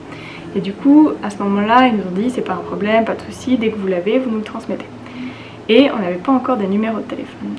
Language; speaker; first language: French; native; French